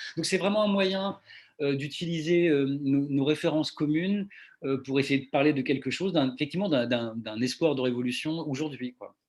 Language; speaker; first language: French; native; French